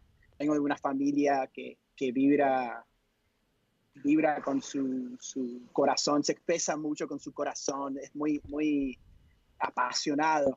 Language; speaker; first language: Spanish; non-native, fluent; English